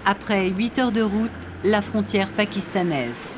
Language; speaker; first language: French; native; French